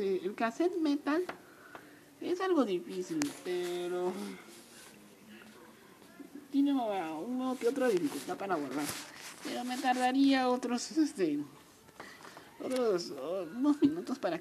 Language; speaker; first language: Spanish; native; Spanish